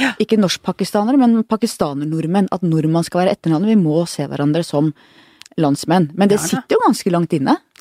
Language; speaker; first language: Norwegian; native; Norwegian